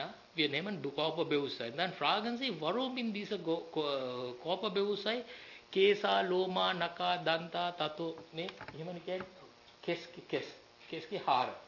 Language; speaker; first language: German; non-native, learner; Sinhala